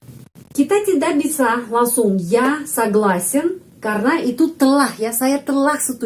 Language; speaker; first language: Indonesian; non-native, fluent; Russian